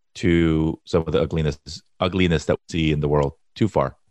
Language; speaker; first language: English; early bilingual, other home language; Korean